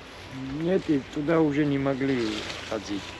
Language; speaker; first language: Russian; non-native, learner; Georgian